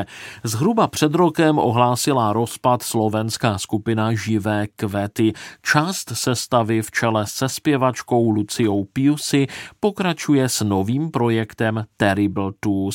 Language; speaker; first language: Czech; native; Czech